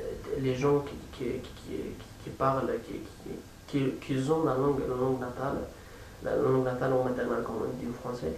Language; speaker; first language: French; non-native, fluent; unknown